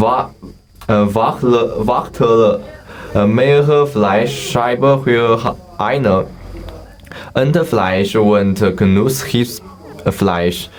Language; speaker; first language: German; non-native, learner; Chinese